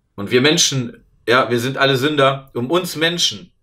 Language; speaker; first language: German; native; German